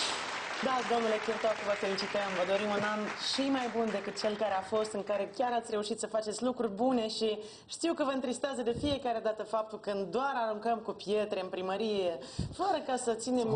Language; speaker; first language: Romanian; native; Romanian